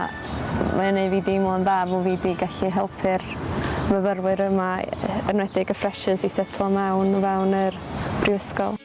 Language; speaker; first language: Welsh; native; Welsh